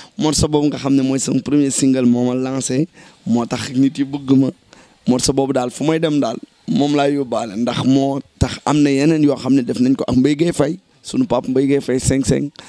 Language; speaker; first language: Wolof; native; Wolof